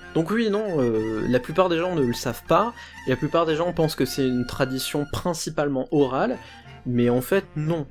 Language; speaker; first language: French; native; French